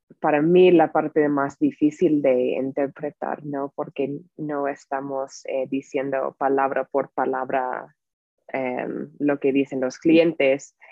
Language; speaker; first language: Spanish; non-native, fluent; English